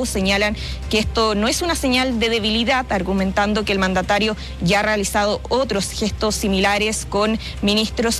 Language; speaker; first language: Spanish; native; Spanish